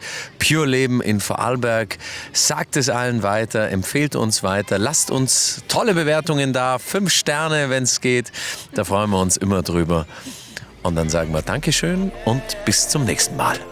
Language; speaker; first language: German; native; German